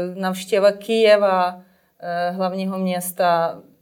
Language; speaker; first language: Czech; non-native, fluent; Russian